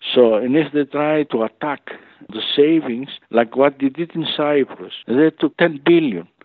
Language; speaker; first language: English; non-native, fluent; Greek